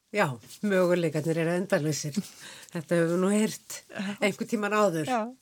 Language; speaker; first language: Icelandic; native; Icelandic